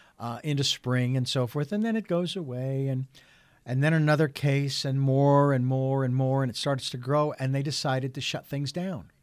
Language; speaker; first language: English; native; English